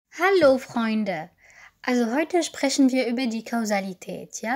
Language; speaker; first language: German; non-native, fluent; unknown